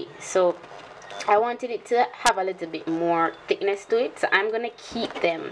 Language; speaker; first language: English; native; English